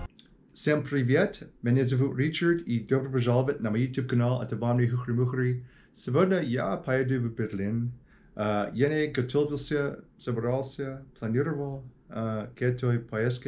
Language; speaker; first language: Russian; non-native, learner; English